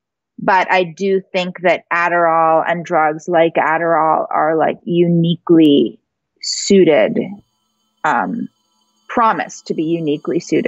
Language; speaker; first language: English; native; English